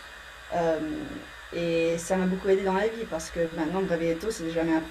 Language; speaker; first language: French; early bilingual, heritage; English